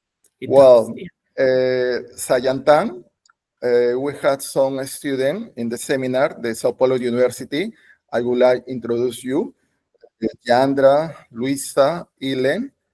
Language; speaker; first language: English; non-native, learner; Spanish